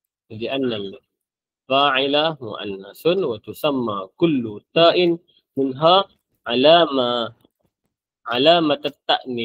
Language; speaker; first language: Arabic; non-native, fluent; Malay